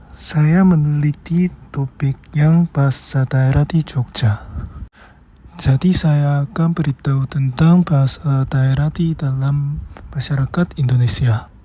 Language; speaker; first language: Indonesian; non-native, learner; Korean